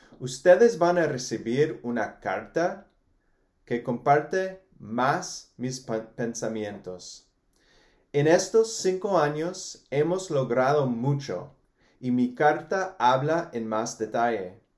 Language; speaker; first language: Spanish; non-native, fluent; English